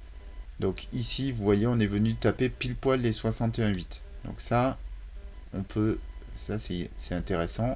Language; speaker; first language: French; native; French